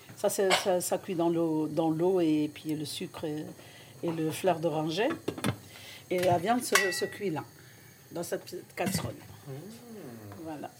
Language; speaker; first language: French; non-native, local second language; Arabic